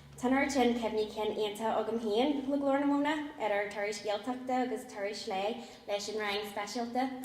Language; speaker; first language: Irish; non-native, local second language; English